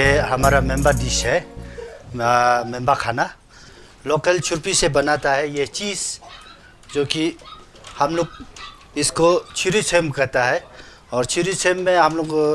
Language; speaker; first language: Hindi; non-native, local second language; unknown